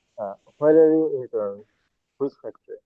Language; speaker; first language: English; non-native, learner; Bangla